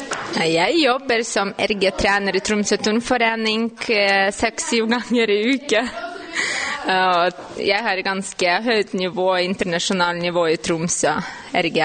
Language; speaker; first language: Norwegian; non-native, fluent; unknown